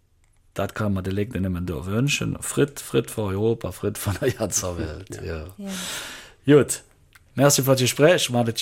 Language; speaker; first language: German; native; German